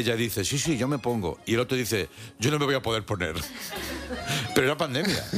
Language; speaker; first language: Spanish; native; Spanish